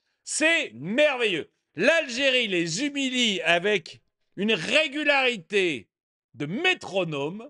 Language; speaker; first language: French; native; French